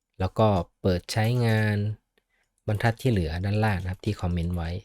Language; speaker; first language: Thai; native; Thai